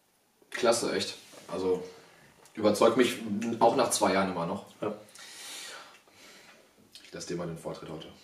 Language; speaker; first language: German; native; German